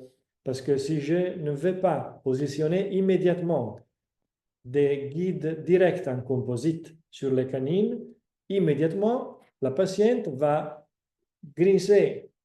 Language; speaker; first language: French; non-native, fluent; Italian